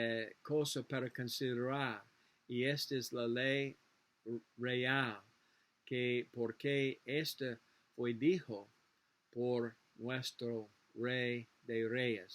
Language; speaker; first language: Spanish; non-native, learner; English